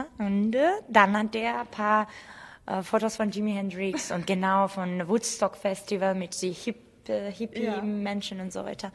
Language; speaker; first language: German; non-native, fluent; Georgian